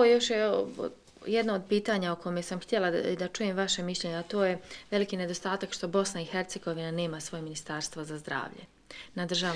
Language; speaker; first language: Serbian; native; Serbian